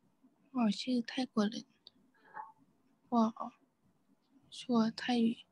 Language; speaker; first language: Chinese; non-native, learner; Thai